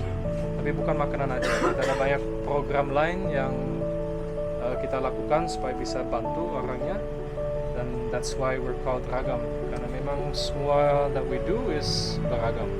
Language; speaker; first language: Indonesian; early bilingual, other home language; Dutch